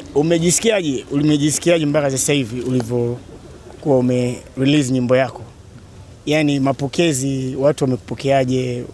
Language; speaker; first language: Swahili; native; Swahili